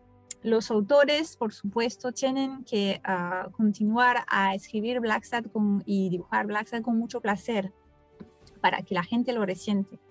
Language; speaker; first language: Spanish; non-native, fluent; French